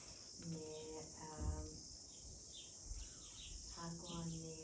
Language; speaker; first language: Korean; non-native, learner; English